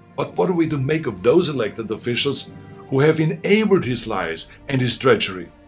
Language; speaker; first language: English; non-native, fluent; German